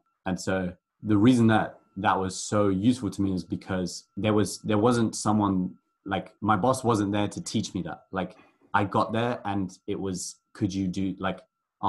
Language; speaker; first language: English; native; English